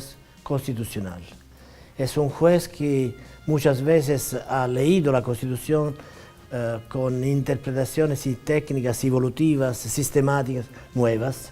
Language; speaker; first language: Spanish; non-native, fluent; Italian